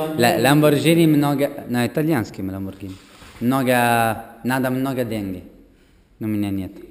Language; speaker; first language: Russian; non-native, learner; Italian